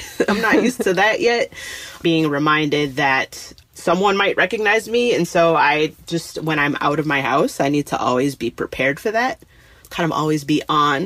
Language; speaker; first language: English; native; English